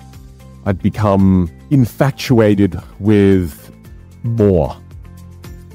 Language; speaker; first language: English; native; English